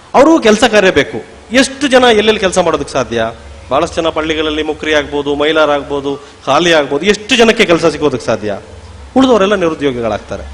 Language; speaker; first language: Kannada; non-native, local second language; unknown